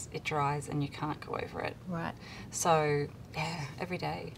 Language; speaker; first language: English; native; English